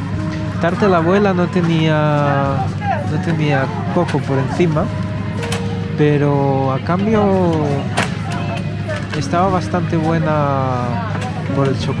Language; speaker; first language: Spanish; non-native, fluent; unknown